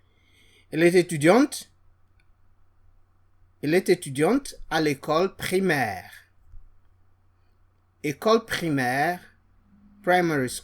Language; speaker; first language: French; non-native, fluent; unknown